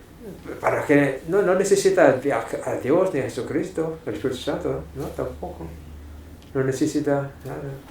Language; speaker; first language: Spanish; non-native, fluent; English